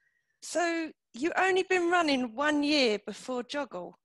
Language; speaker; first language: English; native; English